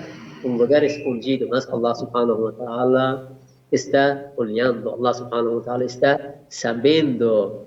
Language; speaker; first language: Portuguese; non-native, learner; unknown